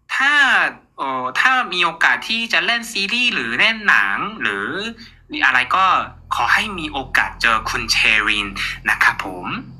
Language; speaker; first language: Thai; non-native, fluent; Korean